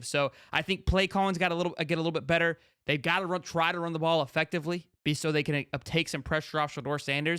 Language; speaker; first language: English; native; English